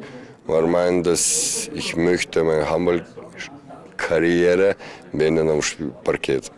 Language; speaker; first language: German; non-native, learner; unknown